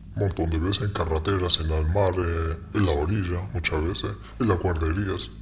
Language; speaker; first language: Spanish; non-native, fluent; Arabic